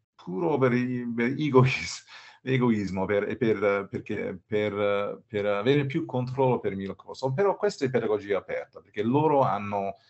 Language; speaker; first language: Italian; non-native, fluent; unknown